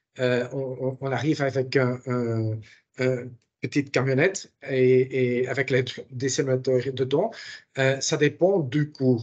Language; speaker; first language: French; non-native, local second language; Dutch